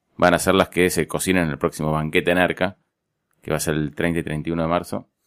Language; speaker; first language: Spanish; native; Spanish